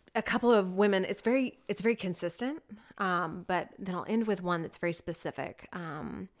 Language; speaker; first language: English; native; English